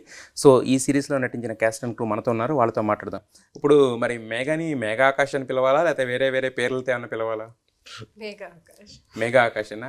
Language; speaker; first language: Telugu; native; Telugu